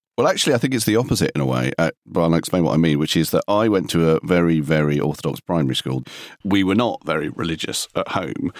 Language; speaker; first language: English; native; English